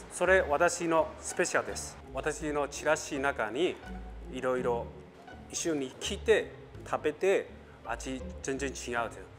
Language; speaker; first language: Japanese; non-native, learner; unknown